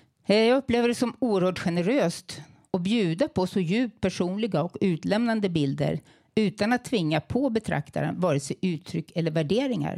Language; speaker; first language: Swedish; native; Swedish